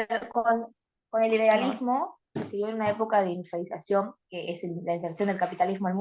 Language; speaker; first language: Spanish; native; Spanish